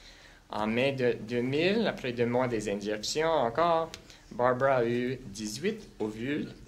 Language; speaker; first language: French; non-native, local second language; English